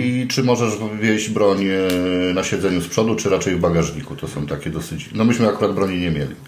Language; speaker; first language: Polish; native; Polish